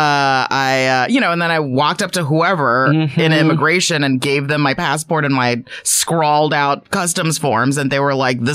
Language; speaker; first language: English; early bilingual, other home language; Chinese